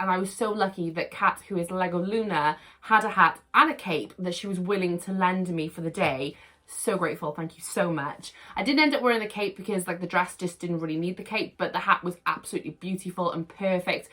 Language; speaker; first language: English; native; English